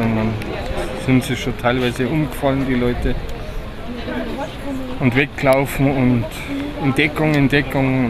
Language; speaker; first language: German; non-native, fluent; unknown